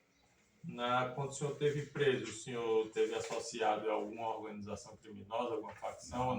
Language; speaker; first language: Portuguese; native; Portuguese